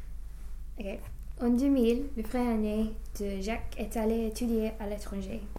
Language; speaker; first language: French; non-native, learner; English